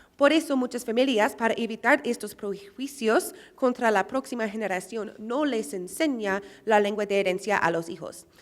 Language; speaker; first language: Spanish; non-native, fluent; English